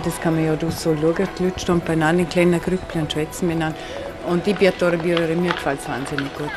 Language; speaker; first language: German; native; German